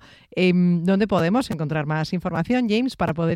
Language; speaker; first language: Spanish; native; Spanish